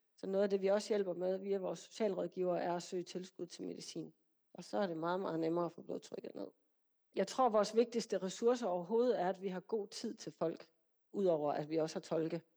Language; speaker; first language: Danish; native; Danish